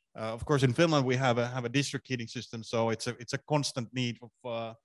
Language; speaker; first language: English; non-native, fluent; Finnish